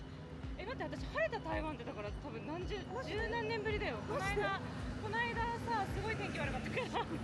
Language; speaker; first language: Japanese; native; Japanese